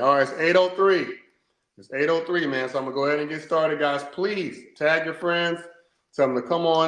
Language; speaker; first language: English; native; English